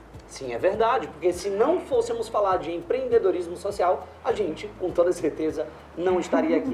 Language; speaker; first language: Portuguese; native; Portuguese